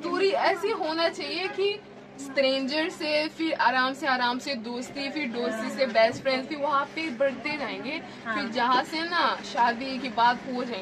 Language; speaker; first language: Hindi; non-native, learner; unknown